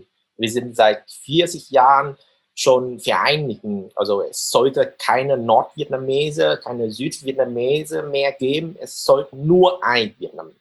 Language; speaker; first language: German; non-native, fluent; Vietnamese